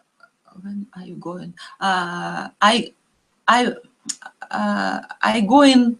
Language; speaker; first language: English; non-native, learner; Russian